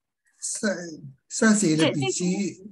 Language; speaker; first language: French; non-native, learner; Chinese